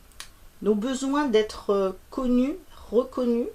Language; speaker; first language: French; native; French